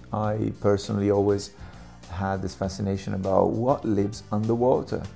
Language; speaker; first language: English; non-native, fluent; Italian